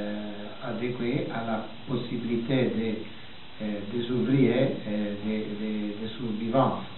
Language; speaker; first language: French; non-native, fluent; Italian